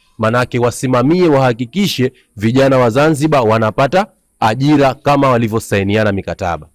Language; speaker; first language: Swahili; native; Swahili